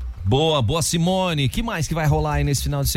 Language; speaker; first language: Portuguese; native; Portuguese